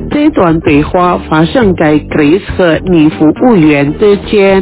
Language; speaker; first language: Chinese; early bilingual, heritage; Chinese